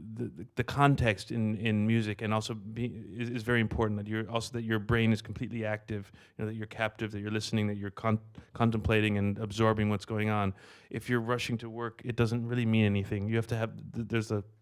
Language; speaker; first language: English; native; English